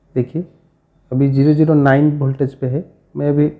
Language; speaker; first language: Hindi; non-native, local second language; Odia